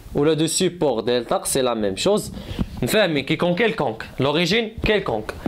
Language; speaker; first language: French; non-native, local second language; Arabic